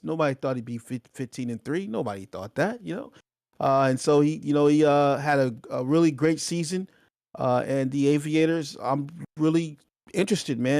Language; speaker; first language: English; native; English